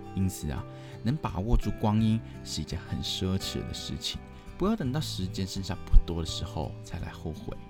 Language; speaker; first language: Chinese; non-native, local second language; Cantonese